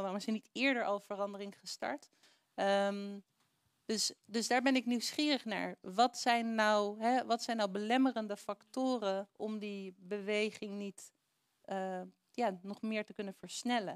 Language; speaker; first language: Dutch; native; Dutch